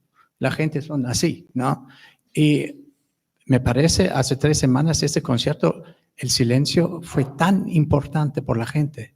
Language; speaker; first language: Spanish; non-native, fluent; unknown